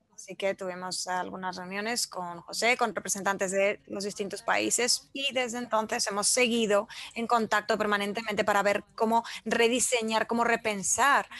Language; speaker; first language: Spanish; non-native, fluent; Polish